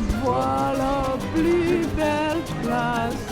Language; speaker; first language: French; non-native, local second language; Kinyarwanda